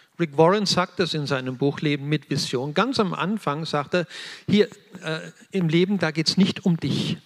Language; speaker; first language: German; native; German